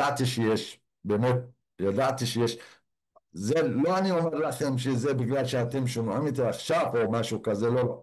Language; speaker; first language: Hebrew; non-native, local second language; Arabic